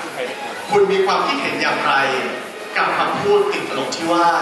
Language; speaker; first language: Thai; native; Thai